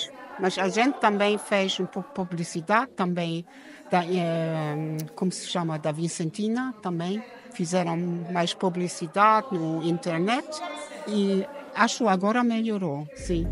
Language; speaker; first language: Portuguese; non-native, learner; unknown